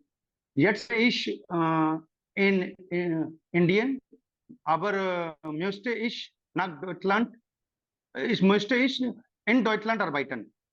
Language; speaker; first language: German; non-native, learner; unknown